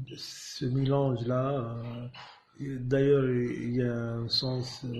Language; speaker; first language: French; non-native, local second language; Arabic